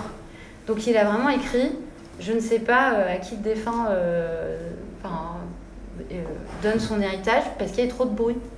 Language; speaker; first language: French; native; French